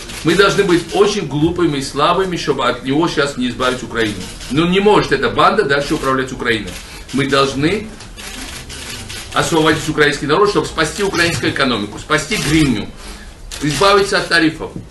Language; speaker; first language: Russian; non-native, local second language; Georgian